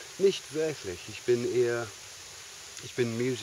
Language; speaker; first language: German; non-native, fluent; English